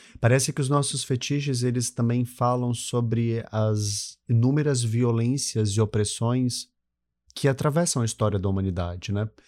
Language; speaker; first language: Portuguese; native; Portuguese